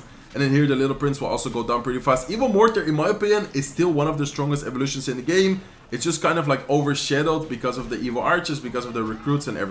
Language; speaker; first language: English; non-native, fluent; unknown